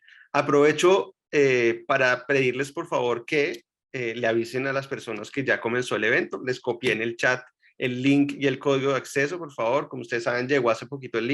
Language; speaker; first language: Spanish; native; Spanish